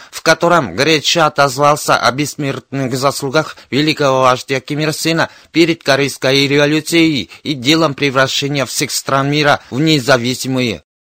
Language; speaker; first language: Russian; non-native, fluent; Korean